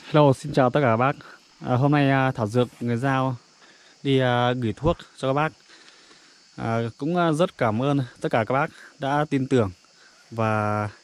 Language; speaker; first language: Vietnamese; non-native, local second language; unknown